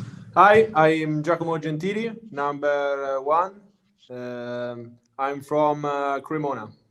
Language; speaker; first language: English; non-native, learner; Italian